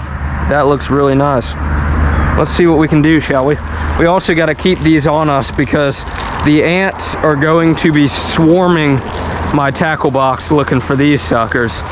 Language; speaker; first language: English; native; English